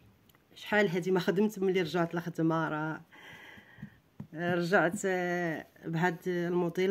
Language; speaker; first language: Arabic; native; Arabic